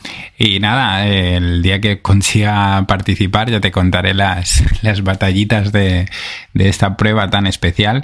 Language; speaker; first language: Spanish; native; Spanish